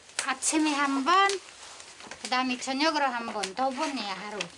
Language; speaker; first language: Korean; non-native, learner; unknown